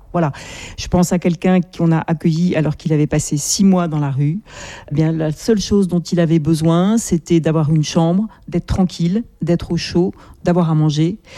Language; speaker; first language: French; native; French